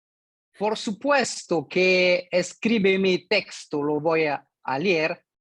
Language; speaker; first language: Spanish; non-native, learner; French